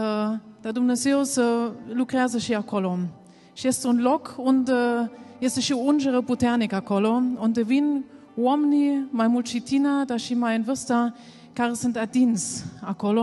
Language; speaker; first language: Romanian; non-native, learner; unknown